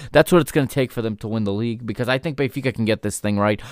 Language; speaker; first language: English; native; English